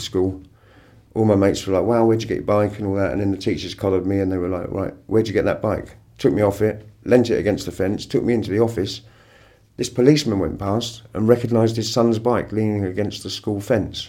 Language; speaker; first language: English; native; English